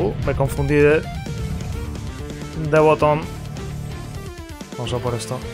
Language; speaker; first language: Spanish; native; Spanish